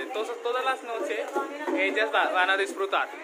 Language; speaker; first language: Spanish; non-native, learner; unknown